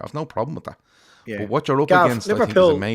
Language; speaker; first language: English; native; English